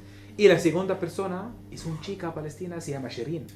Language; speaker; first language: Spanish; non-native, learner; Arabic